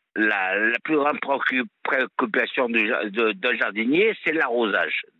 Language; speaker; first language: French; native; French